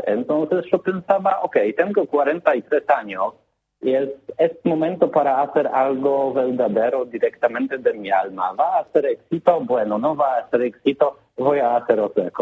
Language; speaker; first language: Spanish; non-native, learner; Polish